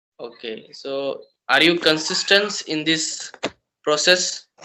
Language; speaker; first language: English; non-native, learner; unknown